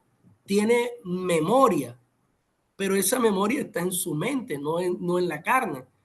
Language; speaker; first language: Spanish; native; Spanish